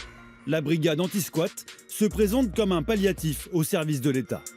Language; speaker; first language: French; native; French